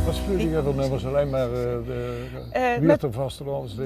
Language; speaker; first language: Dutch; native; Dutch